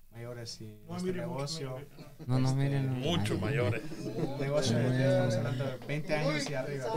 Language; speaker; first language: Spanish; early bilingual, heritage; Spanish